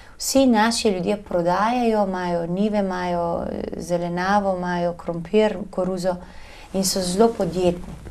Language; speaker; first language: Slovenian; native; Slovenian